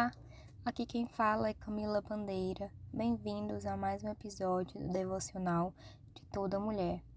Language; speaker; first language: Portuguese; native; Portuguese